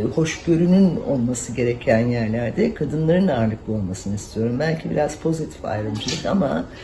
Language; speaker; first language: Turkish; native; Turkish